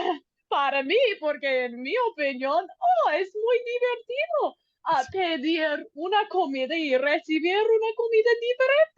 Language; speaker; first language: Spanish; non-native, learner; English